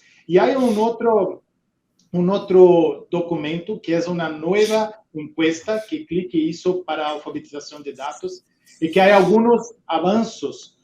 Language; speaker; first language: Spanish; non-native, fluent; Portuguese